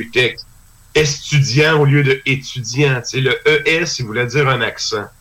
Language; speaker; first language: French; native; French